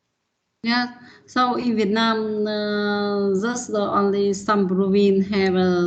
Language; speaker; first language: English; non-native, learner; Vietnamese